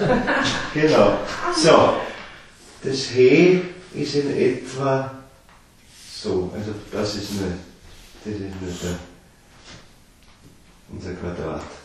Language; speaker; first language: German; native; German